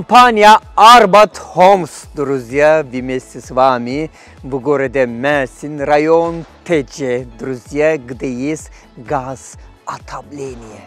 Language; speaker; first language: Russian; non-native, fluent; Turkish